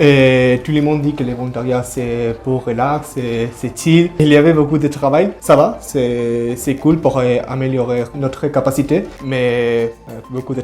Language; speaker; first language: French; non-native, learner; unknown